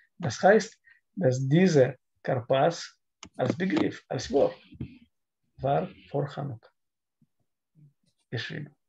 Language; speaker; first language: German; non-native, learner; Russian